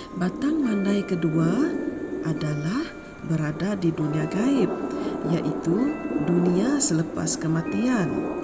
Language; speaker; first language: Malay; non-native, local second language; Iban